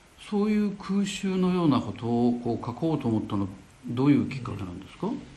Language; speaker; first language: Japanese; native; Japanese